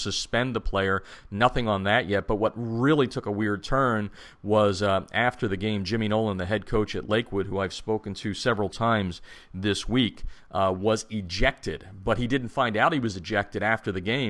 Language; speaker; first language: English; native; English